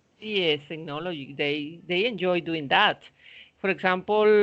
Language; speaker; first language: English; non-native, fluent; Spanish